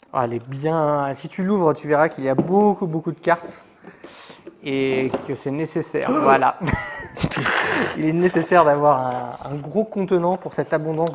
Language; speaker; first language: French; native; French